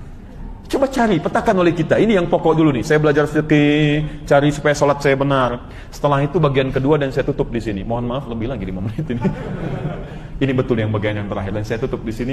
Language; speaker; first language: Indonesian; native; Indonesian